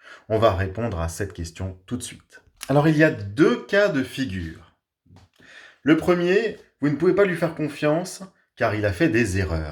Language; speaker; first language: French; native; French